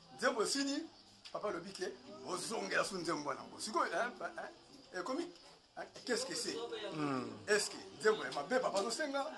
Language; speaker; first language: Lingala; non-native, local second language; Kongo